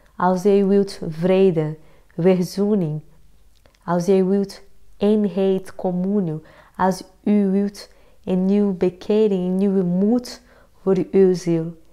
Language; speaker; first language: Dutch; non-native, fluent; Portuguese